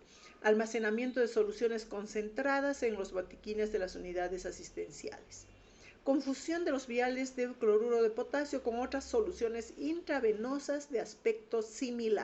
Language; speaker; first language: Spanish; native; Spanish